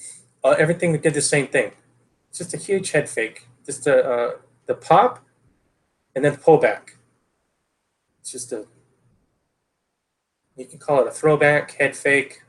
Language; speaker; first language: English; native; English